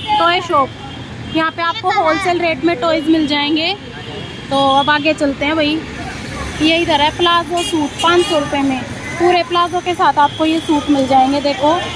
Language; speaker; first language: Hindi; native; Hindi